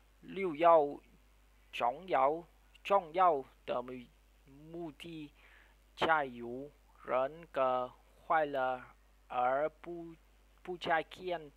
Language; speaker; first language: Chinese; non-native, learner; Vietnamese